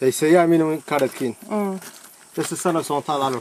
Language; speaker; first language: Finnish; non-native, learner; Somali